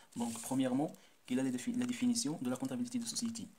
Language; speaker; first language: French; non-native, local second language; Arabic